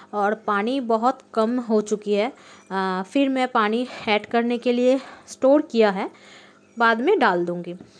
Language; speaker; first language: Hindi; non-native, local second language; Bangla